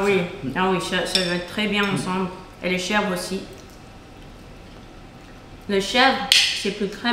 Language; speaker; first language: French; early bilingual, heritage; English